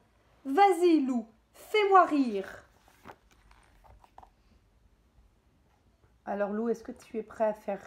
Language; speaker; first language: French; native; French